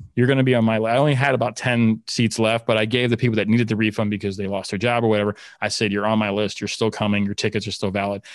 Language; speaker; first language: English; native; English